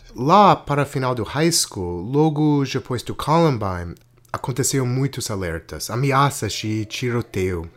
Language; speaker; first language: Portuguese; non-native, fluent; English